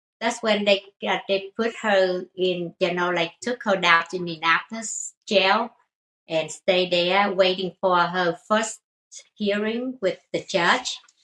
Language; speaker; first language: English; non-native, fluent; Vietnamese